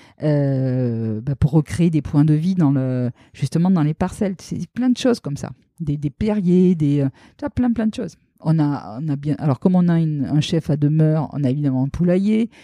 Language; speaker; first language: French; native; French